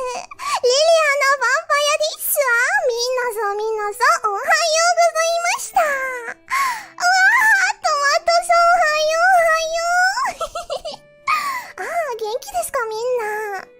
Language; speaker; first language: Japanese; non-native, learner; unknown